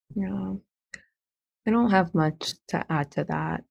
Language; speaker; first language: English; early bilingual, other home language; Spanish